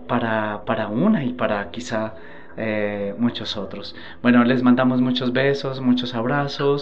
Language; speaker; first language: Spanish; native; Spanish